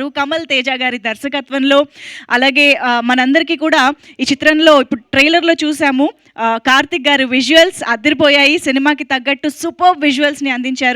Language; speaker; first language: Telugu; native; Telugu